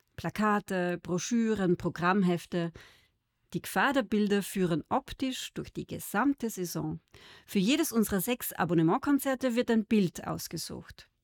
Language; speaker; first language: German; native; German